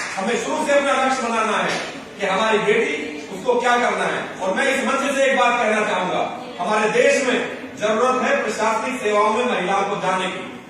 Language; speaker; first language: Hindi; native; Hindi